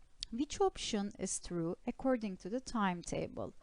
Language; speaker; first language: English; non-native, fluent; Turkish